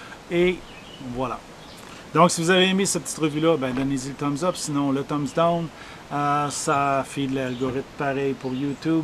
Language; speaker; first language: French; native; French